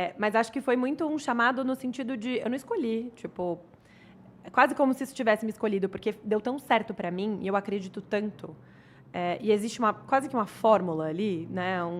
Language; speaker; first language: Portuguese; native; Portuguese